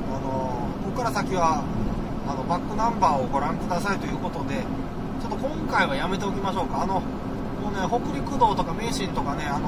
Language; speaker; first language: Japanese; native; Japanese